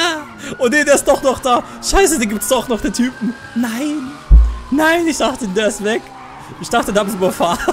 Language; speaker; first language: German; native; German